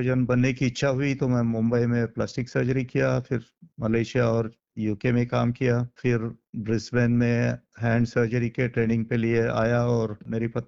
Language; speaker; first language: Hindi; non-native, local second language; Marathi